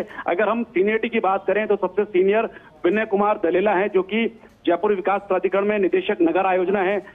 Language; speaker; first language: Hindi; native; Hindi